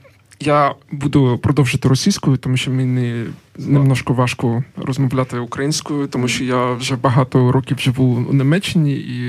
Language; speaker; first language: Ukrainian; non-native, local second language; Russian